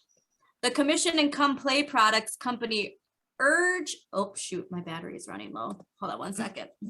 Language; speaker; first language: English; native; English